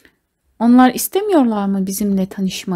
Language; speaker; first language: Turkish; non-native, fluent; Kazakh